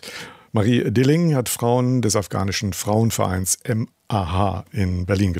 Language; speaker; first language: German; native; German